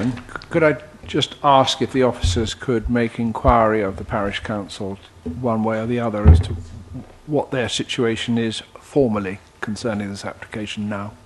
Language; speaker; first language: English; native; English